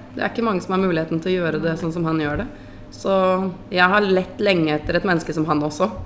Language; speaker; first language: Norwegian; native; Norwegian